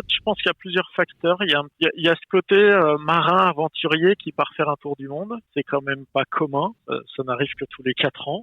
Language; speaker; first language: French; native; French